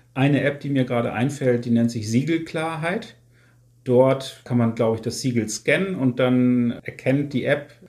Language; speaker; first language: German; native; German